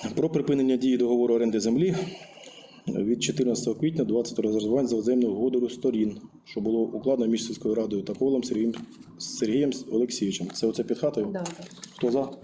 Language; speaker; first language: Ukrainian; native; Ukrainian